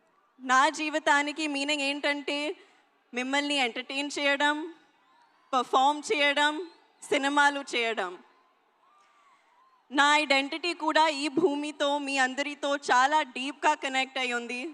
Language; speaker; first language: Telugu; non-native, learner; Hindi